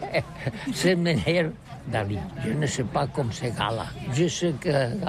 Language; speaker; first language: French; non-native, learner; Catalan